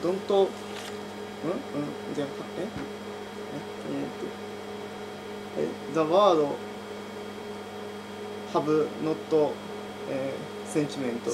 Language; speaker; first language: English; non-native, learner; Japanese